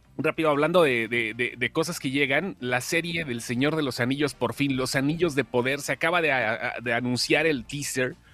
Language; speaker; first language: Spanish; native; Spanish